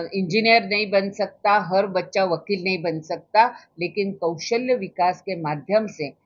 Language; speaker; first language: Hindi; non-native, local second language; Marathi